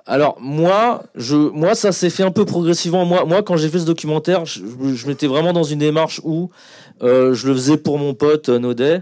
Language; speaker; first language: French; native; French